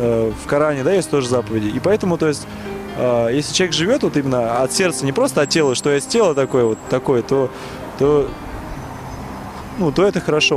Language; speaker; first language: Russian; native; Russian